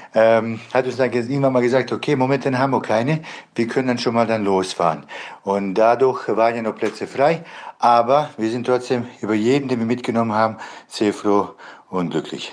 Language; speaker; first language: German; non-native, fluent; Bosnian